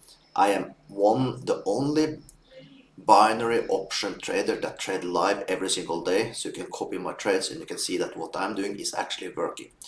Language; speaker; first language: English; non-native, fluent; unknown